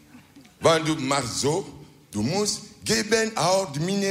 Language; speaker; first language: Dutch; non-native, learner; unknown